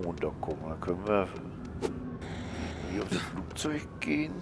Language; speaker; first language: German; native; German